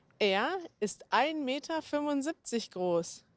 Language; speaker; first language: German; non-native, learner; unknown